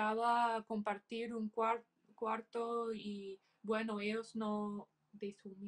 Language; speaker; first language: Spanish; early bilingual, heritage; English